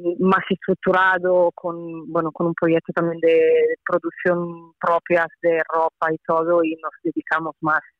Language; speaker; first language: Spanish; non-native, fluent; Italian